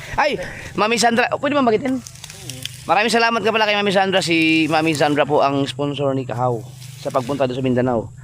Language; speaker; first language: Filipino; non-native, local second language; Cebuano